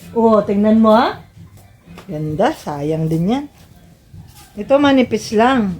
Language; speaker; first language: Filipino; non-native, local second language; Pampanga